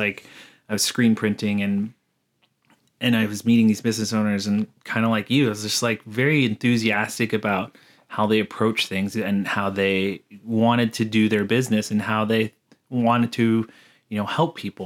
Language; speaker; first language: English; native; English